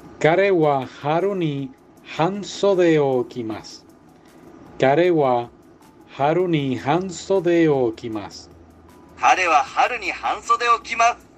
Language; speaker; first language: Japanese; non-native, learner; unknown